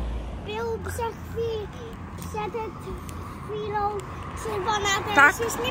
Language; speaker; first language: Polish; early bilingual, heritage; Polish